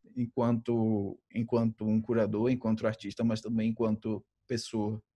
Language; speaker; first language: Portuguese; native; Portuguese